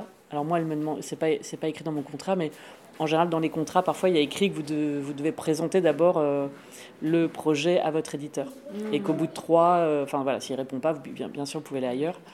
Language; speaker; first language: French; native; French